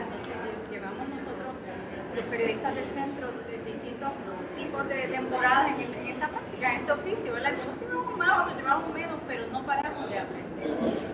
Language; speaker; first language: Spanish; native; Spanish